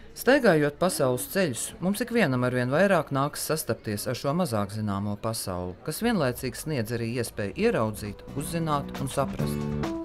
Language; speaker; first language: Latvian; native; Latvian